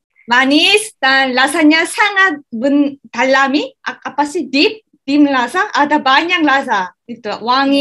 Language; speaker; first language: Indonesian; non-native, learner; Korean